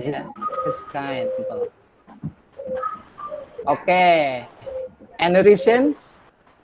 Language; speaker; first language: English; non-native, learner; Indonesian